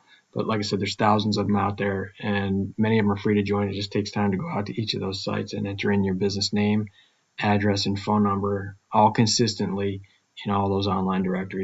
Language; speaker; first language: English; native; English